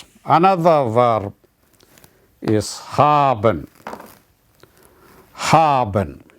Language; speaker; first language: German; non-native, learner; Malayalam